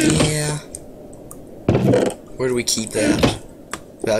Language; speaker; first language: English; native; English